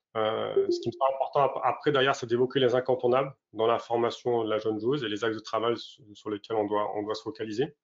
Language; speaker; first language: French; native; French